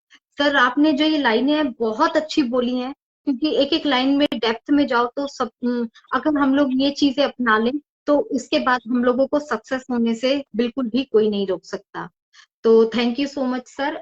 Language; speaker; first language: Hindi; native; Hindi